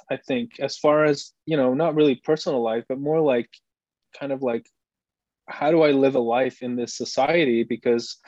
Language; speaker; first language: English; non-native, fluent; Dutch